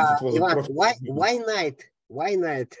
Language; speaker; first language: English; non-native, learner; Russian